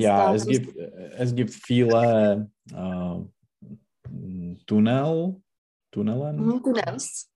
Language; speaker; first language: German; non-native, learner; Czech